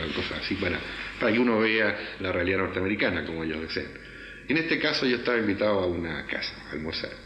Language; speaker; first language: Spanish; native; Spanish